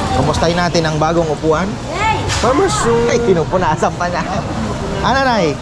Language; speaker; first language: Filipino; native; Filipino